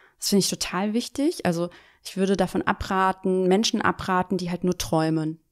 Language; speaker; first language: German; native; German